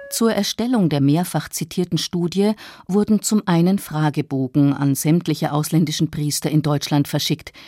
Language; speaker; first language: German; native; German